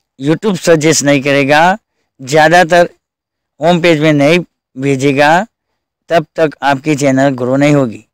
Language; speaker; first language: Hindi; non-native, local second language; Gujarati